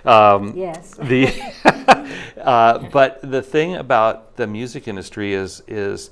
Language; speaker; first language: English; native; English